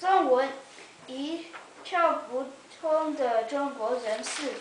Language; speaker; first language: Chinese; early bilingual, heritage; Chinese